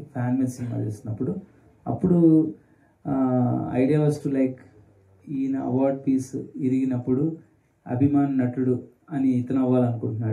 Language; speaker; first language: Telugu; native; Telugu